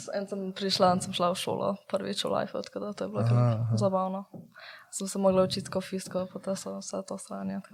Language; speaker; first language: Slovenian; early bilingual, heritage; Slovenian